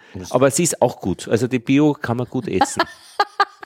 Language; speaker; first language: German; native; German